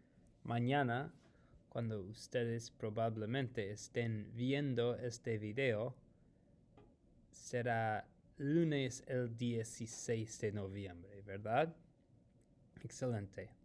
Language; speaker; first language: Spanish; non-native, fluent; English